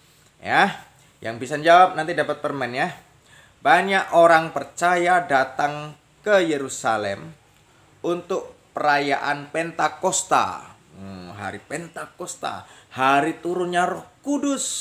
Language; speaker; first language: Indonesian; native; Indonesian